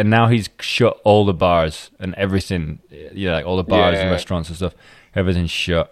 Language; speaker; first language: English; native; English